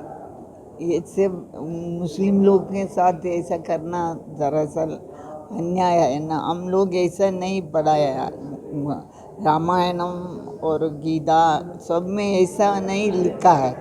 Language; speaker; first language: Hindi; non-native, local second language; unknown